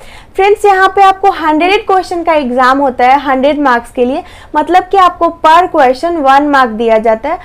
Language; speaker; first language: Hindi; native; Hindi